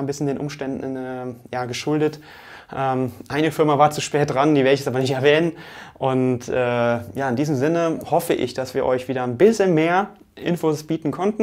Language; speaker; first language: German; native; German